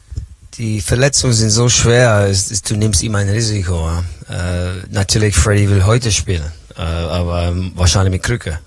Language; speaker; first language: German; non-native, learner; English